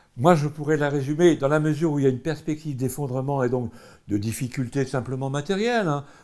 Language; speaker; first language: French; native; French